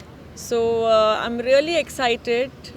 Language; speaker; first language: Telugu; non-native, fluent; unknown